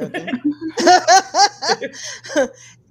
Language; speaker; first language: English; native; English